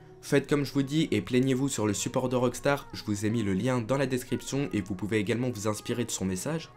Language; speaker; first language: French; native; French